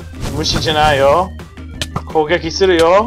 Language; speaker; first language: Japanese; non-native, fluent; English